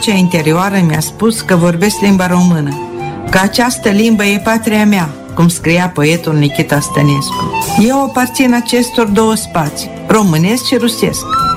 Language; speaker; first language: Romanian; non-native, local second language; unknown